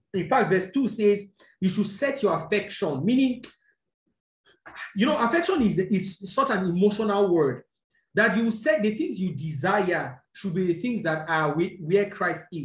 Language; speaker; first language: English; non-native, local second language; Yoruba